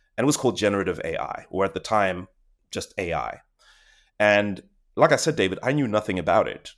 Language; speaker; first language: English; non-native, local second language; Shona